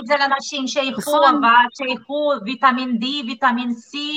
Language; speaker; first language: Hebrew; non-native, fluent; Portuguese